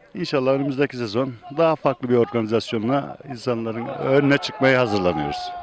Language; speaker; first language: Turkish; native; Turkish